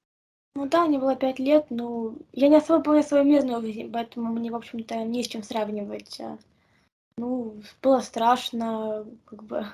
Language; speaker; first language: Russian; native; Russian